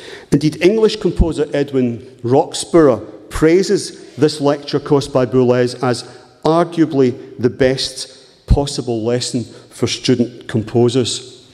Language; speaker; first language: English; native; English